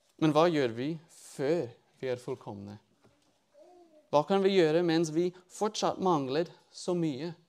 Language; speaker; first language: Norwegian; non-native, fluent; English